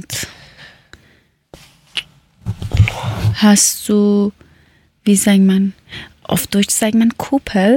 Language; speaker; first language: German; non-native, fluent; Persian